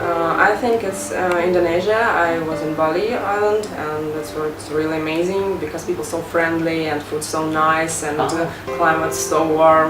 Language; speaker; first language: English; non-native, learner; Russian